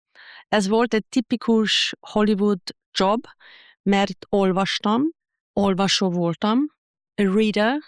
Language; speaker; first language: Hungarian; non-native, fluent; German